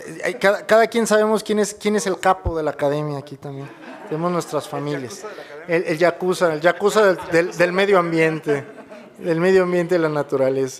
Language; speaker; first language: Spanish; native; Spanish